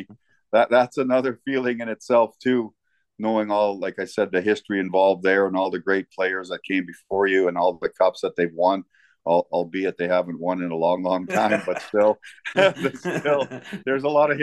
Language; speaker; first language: English; native; English